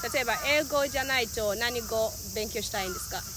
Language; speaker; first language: Japanese; non-native, fluent; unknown